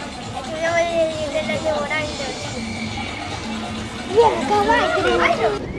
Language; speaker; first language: Spanish; native; Spanish